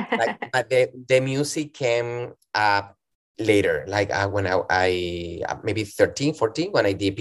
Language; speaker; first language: English; non-native, fluent; Spanish